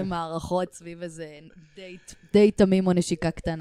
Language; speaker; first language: Hebrew; native; Hebrew